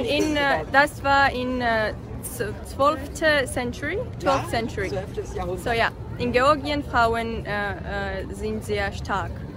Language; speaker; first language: German; non-native, learner; Georgian